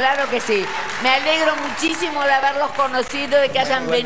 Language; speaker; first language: Spanish; native; Spanish